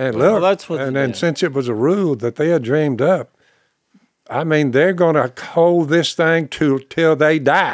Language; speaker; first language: English; native; English